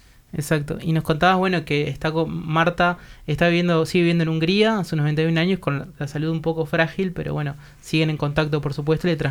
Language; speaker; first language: Spanish; native; Spanish